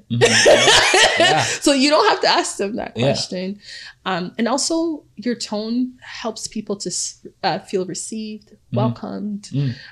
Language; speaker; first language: English; early bilingual, other home language; Akan